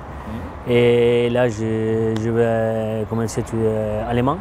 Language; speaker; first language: French; non-native, fluent; Spanish